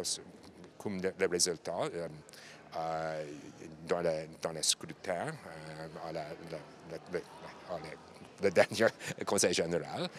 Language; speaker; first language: French; non-native, learner; English